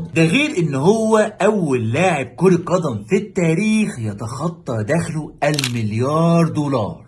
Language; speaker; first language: Arabic; native; Arabic